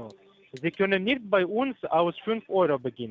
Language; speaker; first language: German; non-native, learner; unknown